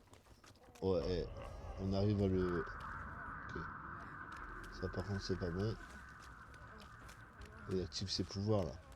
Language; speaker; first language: French; native; French